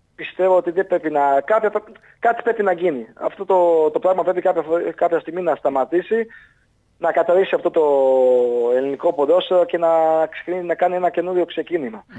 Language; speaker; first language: Greek; non-native, fluent; Serbian